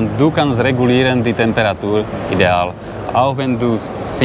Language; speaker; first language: German; non-native, learner; Slovak